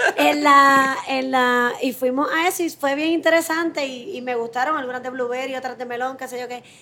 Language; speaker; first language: Spanish; native; Spanish